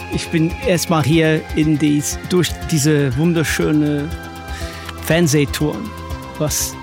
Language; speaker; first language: German; non-native, fluent; English